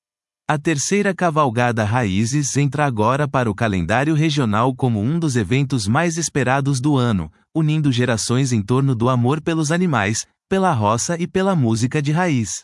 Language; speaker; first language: Portuguese; native; Portuguese